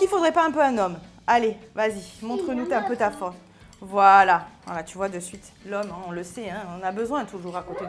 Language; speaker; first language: French; native; French